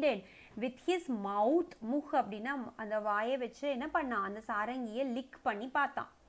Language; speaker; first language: Tamil; native; Tamil